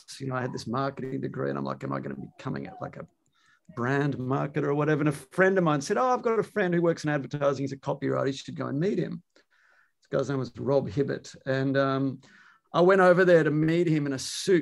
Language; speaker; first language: English; native; English